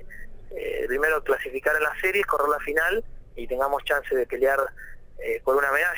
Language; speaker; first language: Spanish; native; Spanish